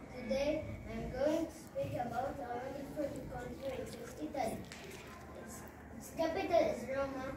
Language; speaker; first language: English; non-native, learner; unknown